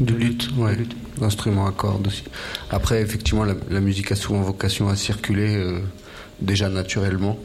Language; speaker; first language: French; native; French